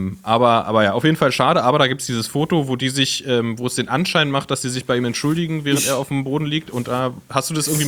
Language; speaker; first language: German; native; German